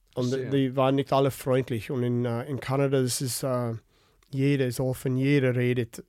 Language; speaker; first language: German; non-native, fluent; English